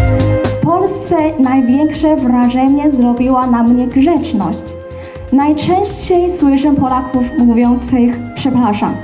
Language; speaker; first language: Polish; non-native, fluent; Chinese